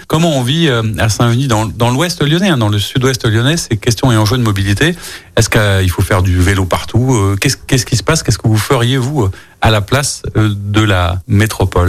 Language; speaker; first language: French; native; French